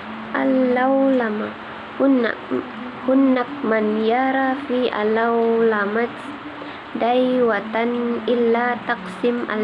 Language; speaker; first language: Arabic; non-native, learner; Indonesian